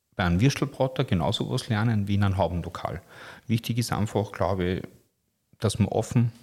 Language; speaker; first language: German; native; German